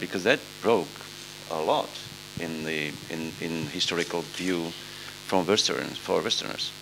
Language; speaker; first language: English; non-native, fluent; Slovak